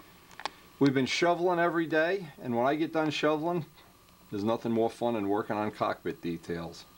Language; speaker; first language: English; native; English